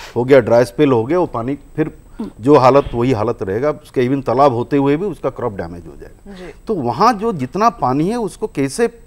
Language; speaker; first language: Hindi; non-native, local second language; Odia